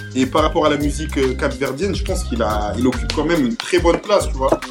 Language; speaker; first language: French; early bilingual, other home language; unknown